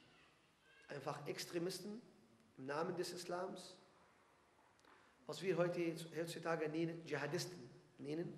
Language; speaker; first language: German; non-native, fluent; Arabic